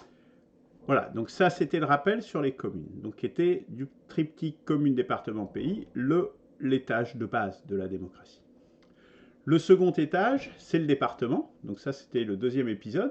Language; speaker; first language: French; native; French